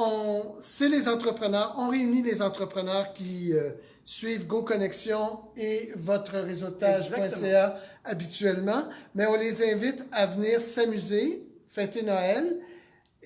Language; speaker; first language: French; native; French